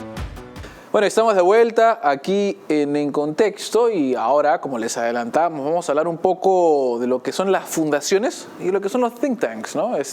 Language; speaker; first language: Spanish; native; Spanish